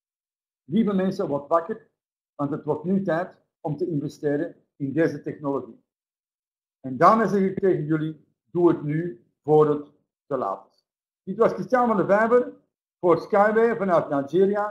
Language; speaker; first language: Dutch; native; Dutch